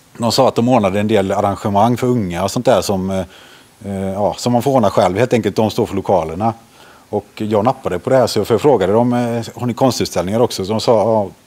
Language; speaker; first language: Swedish; early bilingual, other home language; Finnish